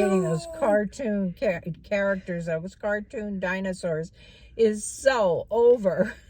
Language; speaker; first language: English; native; English